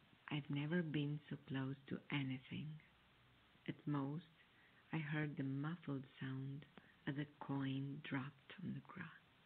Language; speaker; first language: English; non-native, fluent; Italian